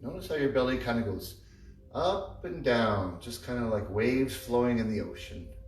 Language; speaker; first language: English; native; English